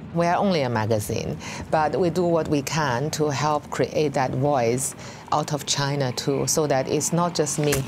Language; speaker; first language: English; non-native, fluent; Chinese